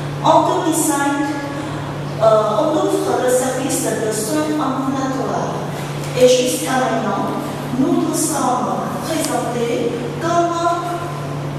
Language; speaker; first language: French; non-native, fluent; Vietnamese